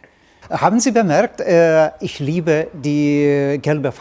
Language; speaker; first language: German; non-native, learner; Lithuanian